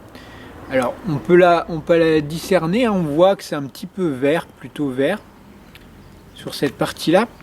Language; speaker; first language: French; native; French